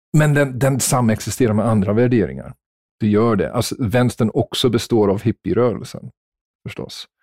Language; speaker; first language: Swedish; non-native, fluent; English